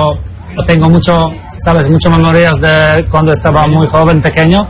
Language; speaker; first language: Spanish; non-native, learner; Polish